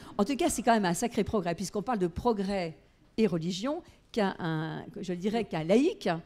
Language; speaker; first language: French; native; French